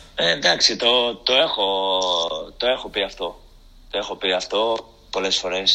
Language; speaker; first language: Greek; non-native, fluent; Portuguese